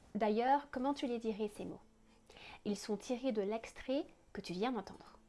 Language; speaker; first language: French; native; French